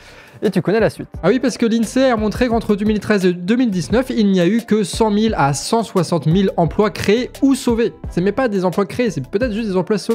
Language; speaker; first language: French; native; French